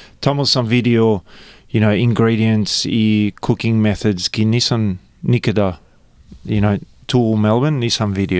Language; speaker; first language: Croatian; early bilingual, heritage; Croatian